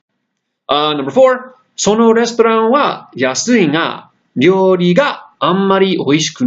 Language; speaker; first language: Japanese; non-native, fluent; English